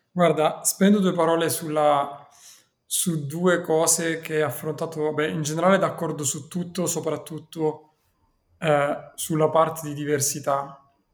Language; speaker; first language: Italian; native; Italian